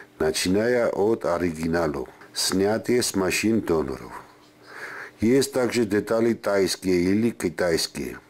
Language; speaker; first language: Russian; non-native, fluent; Georgian